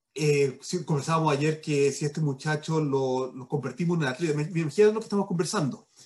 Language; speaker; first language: Spanish; early bilingual, heritage; Spanish